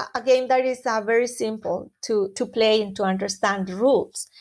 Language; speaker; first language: English; non-native, fluent; Spanish